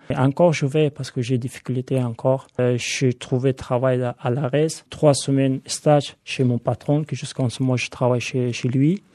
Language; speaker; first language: French; non-native, learner; Hazaragi